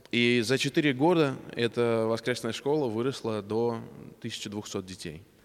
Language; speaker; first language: Russian; native; Russian